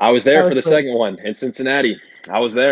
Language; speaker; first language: English; native; English